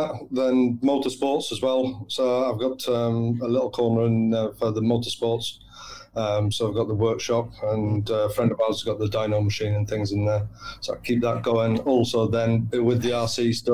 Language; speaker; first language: English; native; English